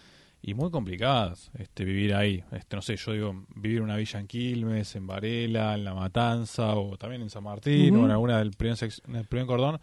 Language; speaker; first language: Spanish; native; Spanish